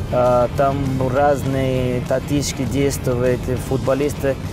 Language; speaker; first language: Russian; non-native, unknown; Portuguese